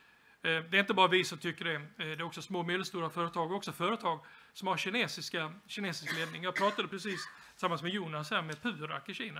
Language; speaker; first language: Swedish; native; Swedish